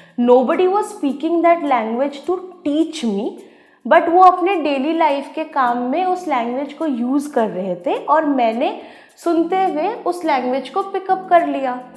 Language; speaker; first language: Hindi; non-native, local second language; Odia